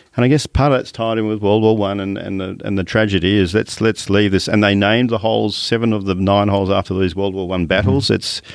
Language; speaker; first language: English; native; English